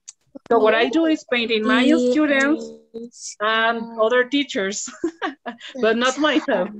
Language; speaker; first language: English; non-native, learner; Spanish